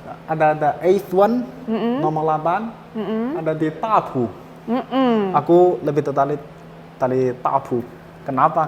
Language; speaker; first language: Indonesian; non-native, learner; Chinese